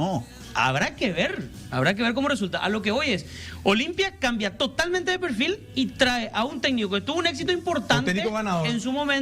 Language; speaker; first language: Spanish; native; Spanish